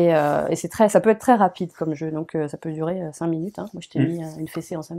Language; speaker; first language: French; native; French